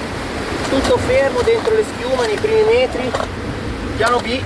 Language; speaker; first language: Italian; native; Italian